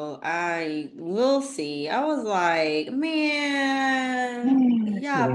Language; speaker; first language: English; native; English